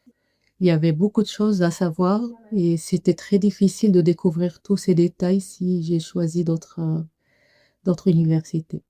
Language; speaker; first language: French; non-native, learner; Arabic